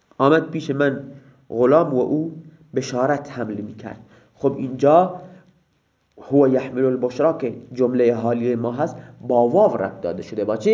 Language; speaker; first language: Persian; non-native, local second language; Baluchi